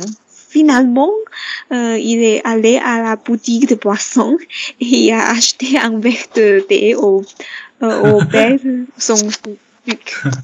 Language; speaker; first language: French; non-native, learner; Chinese